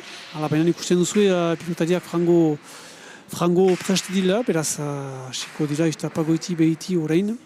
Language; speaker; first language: Basque; native; Basque